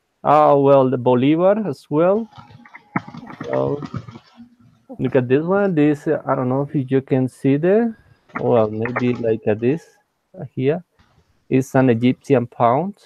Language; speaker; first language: English; non-native, learner; Spanish